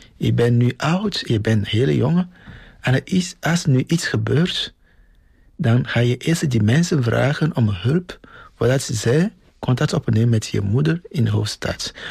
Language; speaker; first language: Dutch; non-native, fluent; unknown